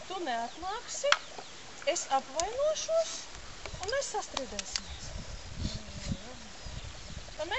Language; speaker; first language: Latvian; native; Latvian